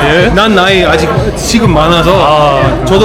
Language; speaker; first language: Korean; non-native, fluent; English